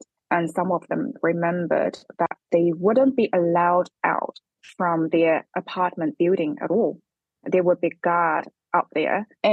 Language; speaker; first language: English; non-native, fluent; Chinese